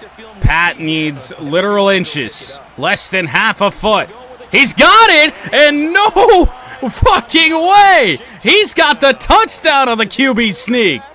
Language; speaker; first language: English; native; English